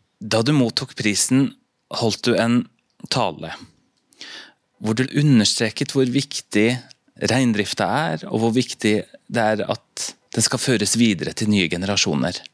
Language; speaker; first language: Norwegian; native; Norwegian